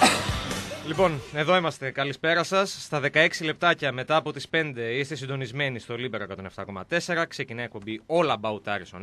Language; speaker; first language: Greek; native; Greek